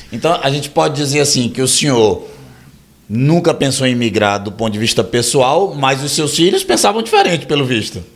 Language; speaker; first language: Portuguese; native; Portuguese